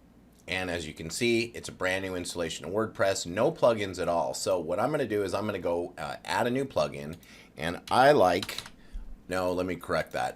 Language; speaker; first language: English; native; English